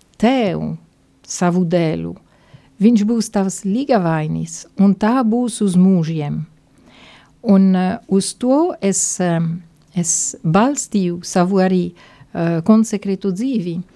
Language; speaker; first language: Latvian; non-native, fluent; Italian